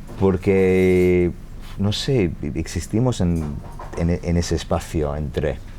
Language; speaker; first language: Spanish; non-native, fluent; English